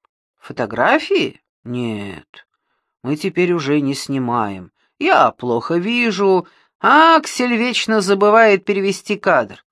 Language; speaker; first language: Russian; native; Russian